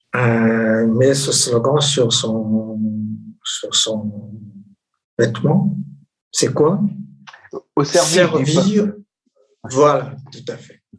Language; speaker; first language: French; non-native, fluent; Chinese